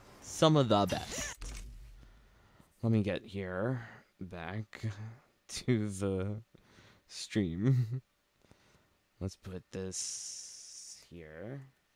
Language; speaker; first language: English; native; English